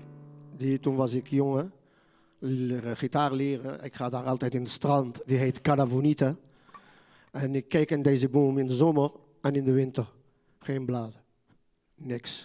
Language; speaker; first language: Dutch; non-native, learner; Riffian